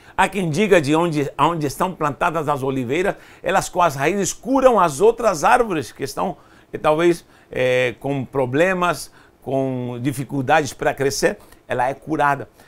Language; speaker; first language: Portuguese; non-native, fluent; Spanish